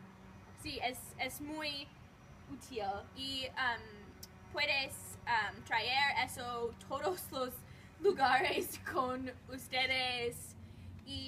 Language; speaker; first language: Spanish; non-native, learner; English